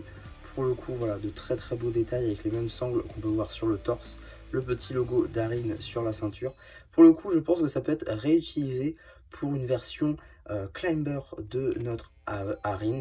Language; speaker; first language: French; native; French